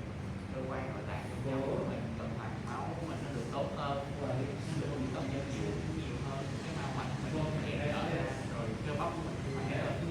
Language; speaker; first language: Vietnamese; native; Vietnamese